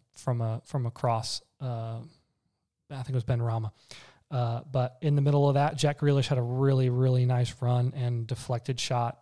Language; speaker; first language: English; native; English